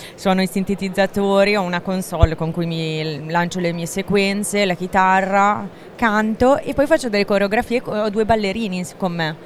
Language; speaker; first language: Italian; native; Italian